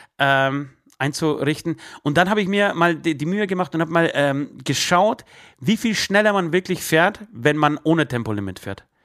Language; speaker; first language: German; early bilingual, other home language; Polish